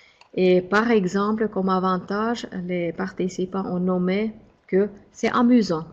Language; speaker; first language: French; non-native, fluent; Finnish